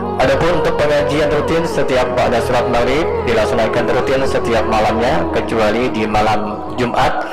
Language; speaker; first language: Malay; native; Malay